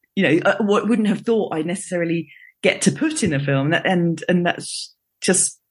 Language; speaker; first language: English; native; English